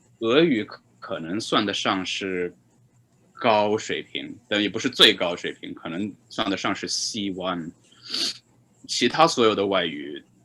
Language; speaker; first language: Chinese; native; Chinese